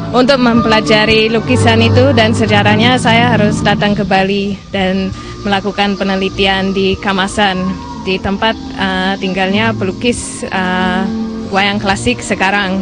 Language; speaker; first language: Indonesian; non-native, fluent; English